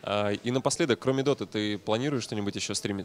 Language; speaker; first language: Russian; native; Russian